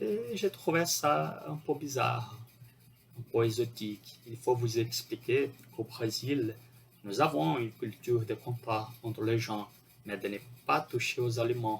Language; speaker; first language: French; non-native, fluent; Portuguese